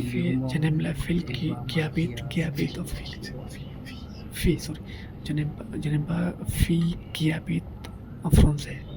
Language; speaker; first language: French; non-native, learner; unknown